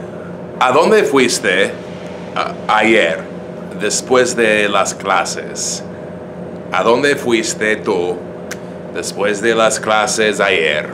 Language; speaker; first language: Spanish; non-native, fluent; English